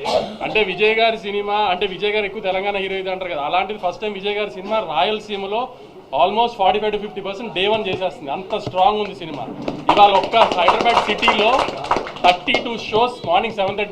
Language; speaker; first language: Telugu; native; Telugu